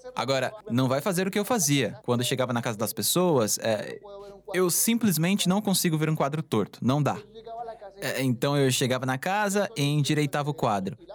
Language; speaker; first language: Portuguese; non-native, fluent; Spanish